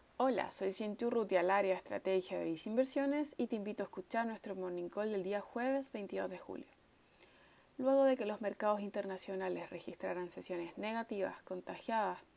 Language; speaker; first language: Spanish; native; Spanish